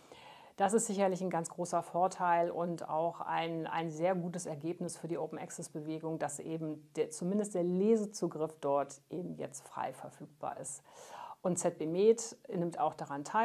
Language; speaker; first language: German; native; German